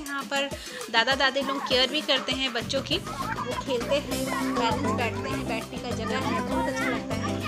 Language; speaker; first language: Hindi; native; Hindi